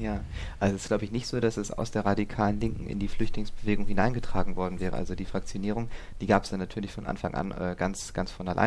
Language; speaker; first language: German; native; German